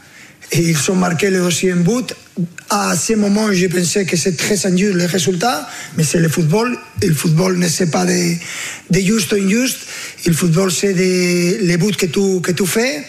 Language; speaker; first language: French; non-native, fluent; Spanish